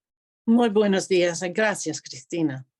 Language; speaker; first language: Spanish; non-native, fluent; English